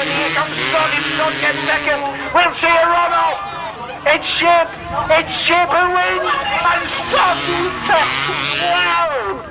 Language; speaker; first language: English; native; English